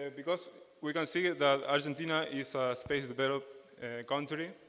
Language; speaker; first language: English; non-native, fluent; Spanish